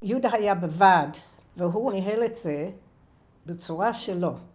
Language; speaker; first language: Hebrew; non-native, fluent; English